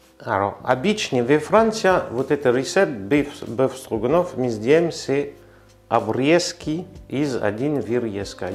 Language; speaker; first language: Russian; non-native, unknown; French